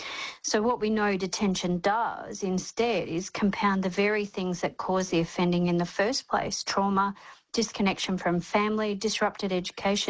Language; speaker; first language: English; native; English